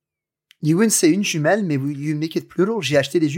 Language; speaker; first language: French; native; French